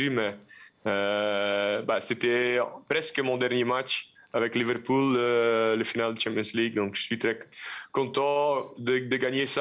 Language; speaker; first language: French; non-native, local second language; Dutch